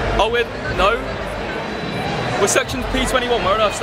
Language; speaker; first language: English; native; English